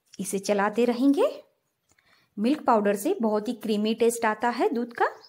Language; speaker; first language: Hindi; non-native, local second language; Gujarati